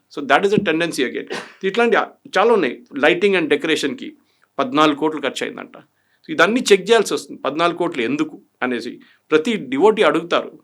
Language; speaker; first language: Telugu; non-native, fluent; Malayalam